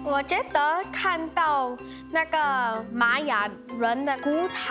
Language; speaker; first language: Chinese; non-native, local second language; English